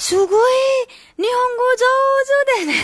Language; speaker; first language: Japanese; non-native, learner; Nepali